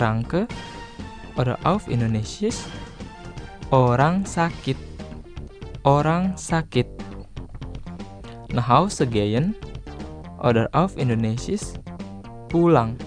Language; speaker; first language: German; non-native, fluent; Indonesian